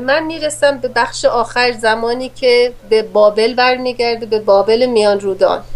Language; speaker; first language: Persian; native; Persian